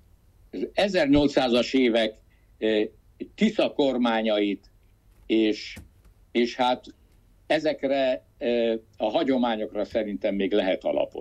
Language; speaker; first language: Hungarian; native; Hungarian